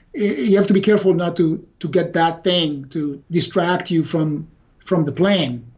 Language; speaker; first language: English; non-native, fluent; Italian